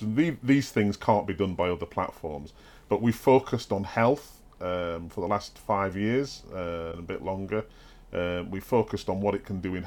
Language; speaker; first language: English; native; English